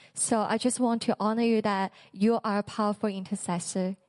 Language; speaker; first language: English; non-native, local second language; Cantonese